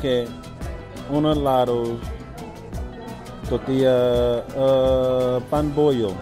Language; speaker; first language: Spanish; non-native, learner; English